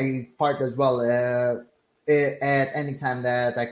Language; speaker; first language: English; non-native, local second language; Filipino